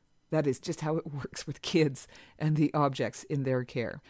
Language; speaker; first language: English; native; English